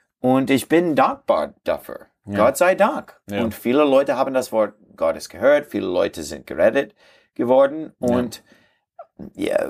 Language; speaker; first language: German; non-native, learner; English